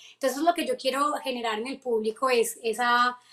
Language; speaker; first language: Spanish; native; Spanish